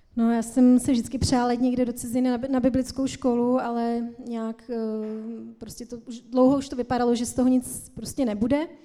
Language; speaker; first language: Czech; native; Czech